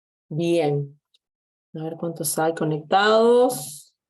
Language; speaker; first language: Spanish; native; Spanish